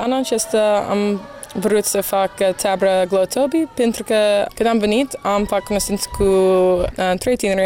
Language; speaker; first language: Romanian; non-native, learner; English